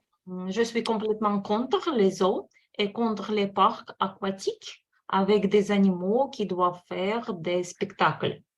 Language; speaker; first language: French; non-native, fluent; Russian